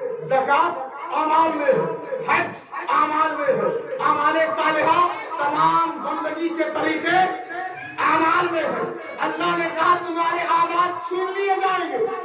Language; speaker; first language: Urdu; native; Urdu